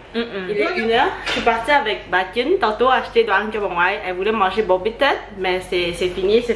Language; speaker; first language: French; early bilingual, other home language; Vietnamese